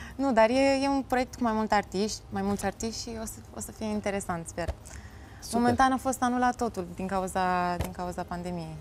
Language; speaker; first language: Romanian; native; Romanian